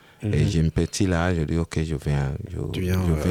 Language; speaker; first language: French; non-native, learner; Yoruba